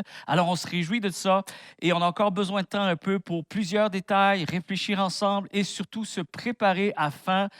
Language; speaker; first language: French; native; French